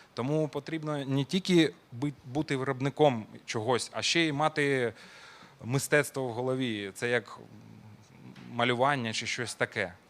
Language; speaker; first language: Ukrainian; non-native, local second language; Russian